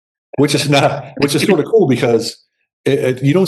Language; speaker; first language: English; native; English